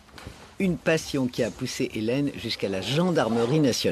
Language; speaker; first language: French; native; French